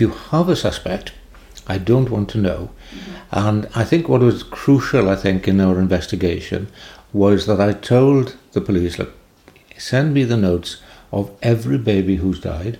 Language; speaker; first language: English; native; English